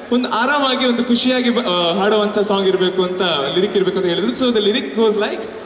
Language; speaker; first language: Kannada; native; Kannada